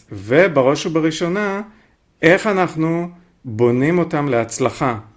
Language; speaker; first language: Hebrew; native; Hebrew